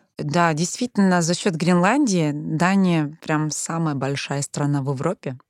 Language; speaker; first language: Russian; early bilingual, heritage; Danish